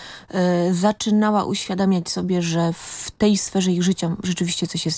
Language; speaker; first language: Polish; native; Polish